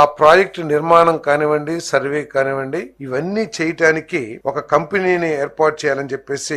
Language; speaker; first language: Telugu; native; Telugu